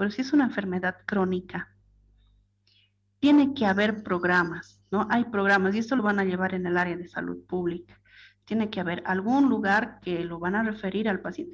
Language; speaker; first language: Spanish; native; Spanish